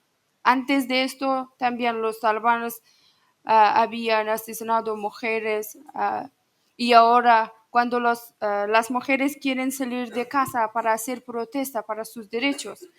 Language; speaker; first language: Spanish; non-native, learner; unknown